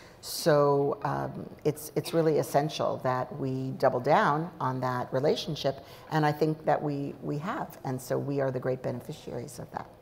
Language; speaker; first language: English; native; English